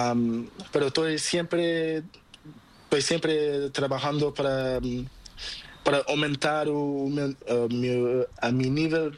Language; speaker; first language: Spanish; non-native, learner; Portuguese